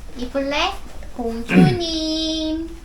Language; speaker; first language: Korean; non-native, learner; Vietnamese